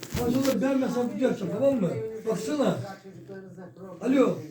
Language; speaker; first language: Turkish; native; Turkish